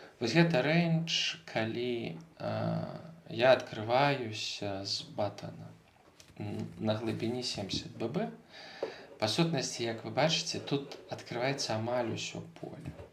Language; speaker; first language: Belarusian; non-native, local second language; Russian